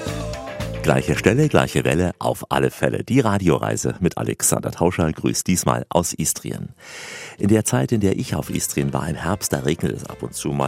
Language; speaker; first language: German; native; German